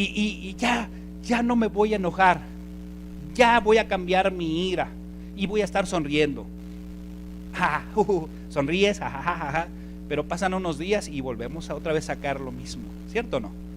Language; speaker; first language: Spanish; native; Spanish